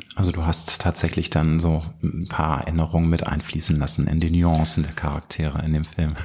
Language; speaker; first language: German; native; German